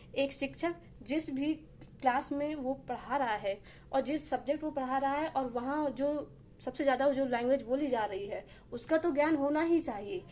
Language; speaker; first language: Hindi; native; Hindi